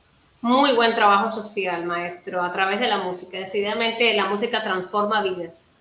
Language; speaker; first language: Spanish; native; Spanish